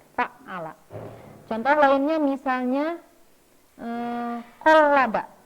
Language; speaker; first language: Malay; non-native, local second language; Sundanese